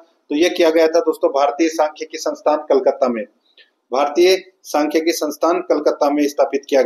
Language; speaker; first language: Hindi; native; Hindi